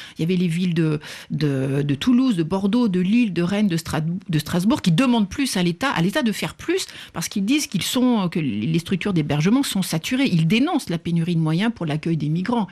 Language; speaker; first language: French; native; French